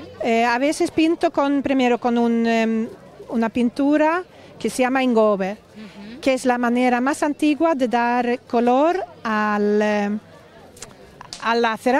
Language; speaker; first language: Spanish; non-native, fluent; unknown